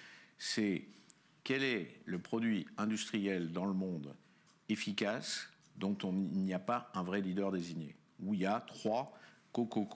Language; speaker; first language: French; native; French